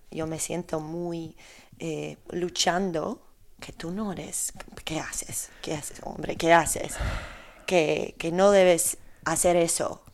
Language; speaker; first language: Spanish; non-native, learner; Polish